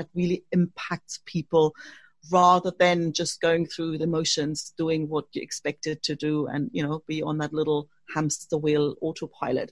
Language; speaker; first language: English; non-native, fluent; German